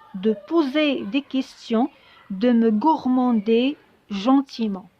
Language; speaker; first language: French; non-native, local second language; Arabic